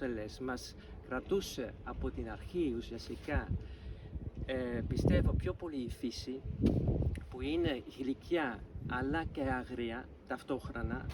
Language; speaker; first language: Greek; non-native, fluent; Dutch